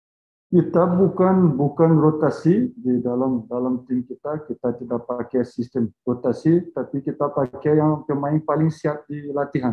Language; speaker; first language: Indonesian; non-native, fluent; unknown